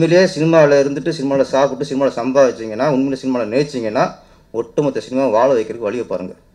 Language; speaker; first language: Tamil; native; Tamil